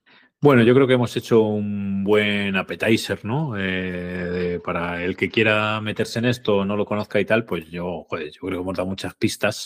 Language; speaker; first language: Spanish; native; Spanish